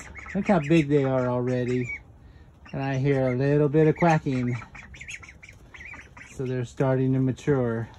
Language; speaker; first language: English; native; English